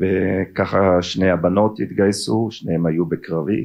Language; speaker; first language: Hebrew; early bilingual, other home language; German